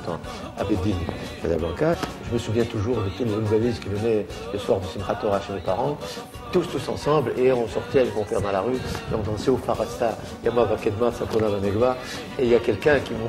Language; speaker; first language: French; native; French